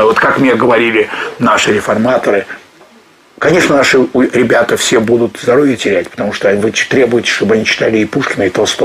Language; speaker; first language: Russian; native; Russian